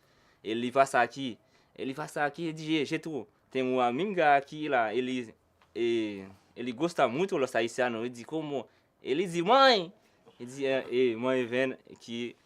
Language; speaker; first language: Portuguese; non-native, learner; Haitian Creole